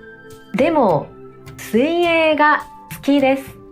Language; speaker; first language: Japanese; non-native, fluent; Korean